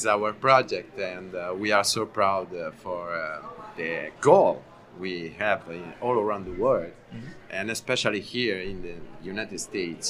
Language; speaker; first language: English; non-native, learner; Italian